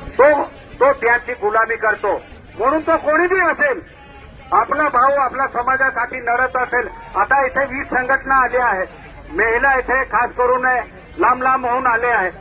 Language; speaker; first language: Marathi; non-native, local second language; Bhili